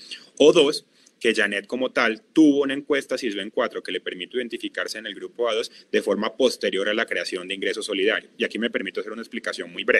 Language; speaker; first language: Spanish; native; Spanish